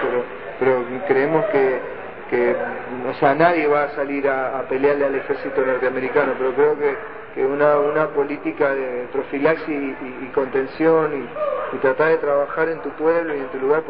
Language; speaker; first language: Spanish; native; Spanish